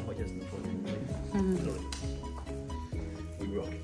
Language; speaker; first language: English; non-native, fluent; French